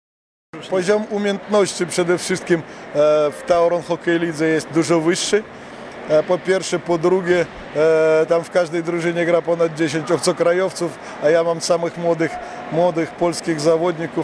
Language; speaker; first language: Polish; non-native, fluent; Russian